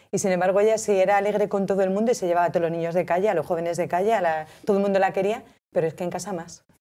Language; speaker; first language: Spanish; native; Spanish